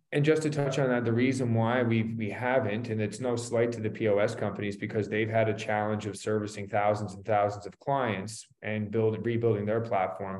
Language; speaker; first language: English; native; English